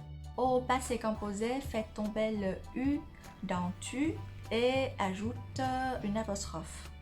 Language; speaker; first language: French; non-native, fluent; Vietnamese